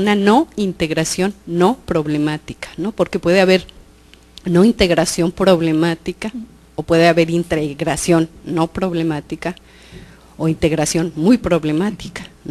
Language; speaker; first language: Spanish; native; Spanish